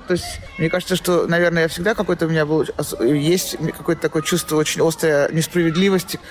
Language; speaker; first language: Russian; native; Russian